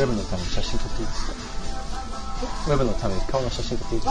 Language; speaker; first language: Japanese; non-native, fluent; English